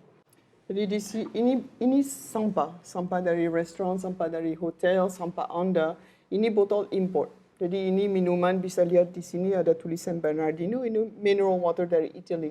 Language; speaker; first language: Indonesian; non-native, learner; French